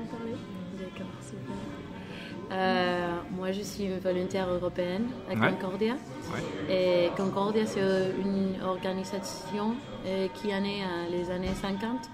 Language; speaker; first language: French; non-native, learner; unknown